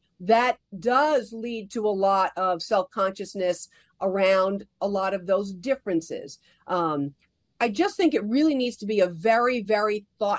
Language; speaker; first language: English; native; English